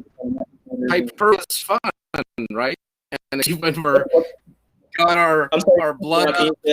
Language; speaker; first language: English; native; English